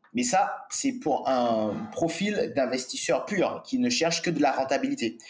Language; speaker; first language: French; native; French